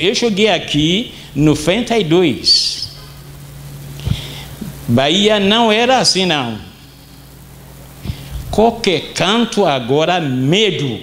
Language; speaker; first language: Portuguese; non-native, fluent; Arabic